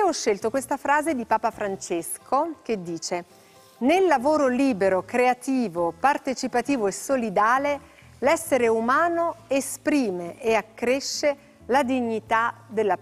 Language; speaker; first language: Italian; native; Italian